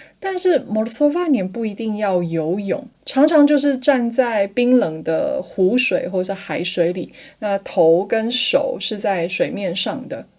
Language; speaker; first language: Chinese; native; Chinese